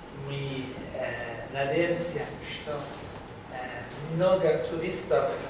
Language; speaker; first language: Russian; non-native, learner; English